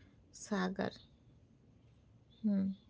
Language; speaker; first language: Hindi; non-native, local second language; Bangla